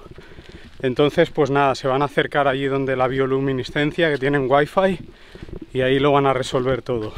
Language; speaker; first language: Spanish; native; Spanish